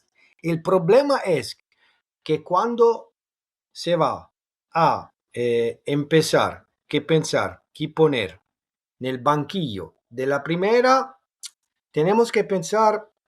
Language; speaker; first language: Spanish; non-native, fluent; Italian